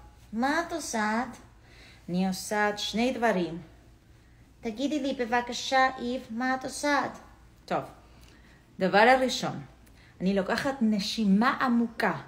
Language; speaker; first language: Hebrew; non-native, fluent; English